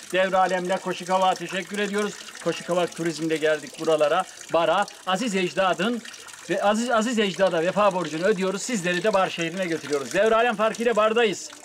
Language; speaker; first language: Turkish; native; Turkish